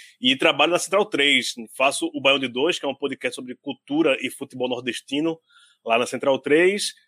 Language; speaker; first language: Portuguese; native; Portuguese